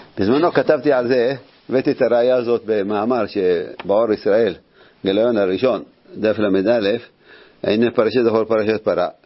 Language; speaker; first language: Hebrew; native; Hebrew